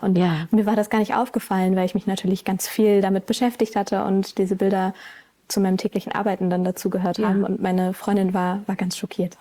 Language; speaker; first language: German; native; German